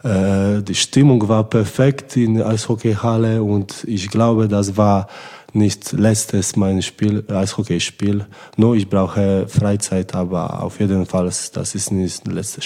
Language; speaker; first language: German; non-native, learner; Polish